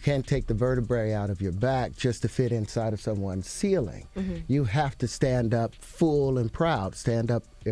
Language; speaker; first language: English; native; English